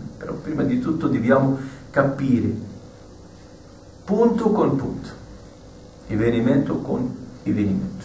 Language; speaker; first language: Italian; non-native, fluent; Arabic